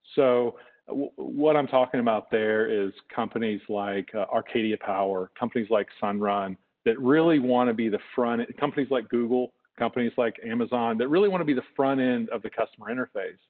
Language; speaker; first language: English; native; English